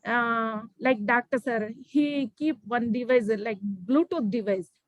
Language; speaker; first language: English; non-native, local second language; Telugu